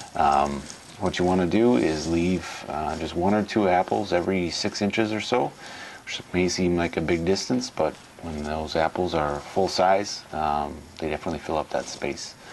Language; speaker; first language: English; native; English